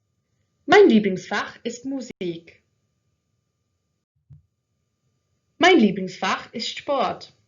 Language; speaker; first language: German; non-native, fluent; English